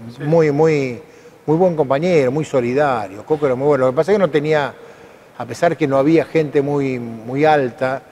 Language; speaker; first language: Spanish; native; Spanish